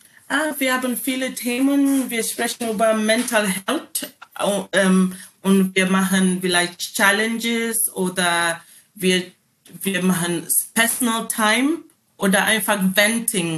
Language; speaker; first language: German; non-native, learner; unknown